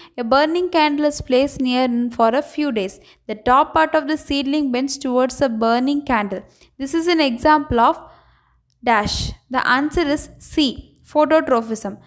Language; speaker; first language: English; non-native, local second language; Tamil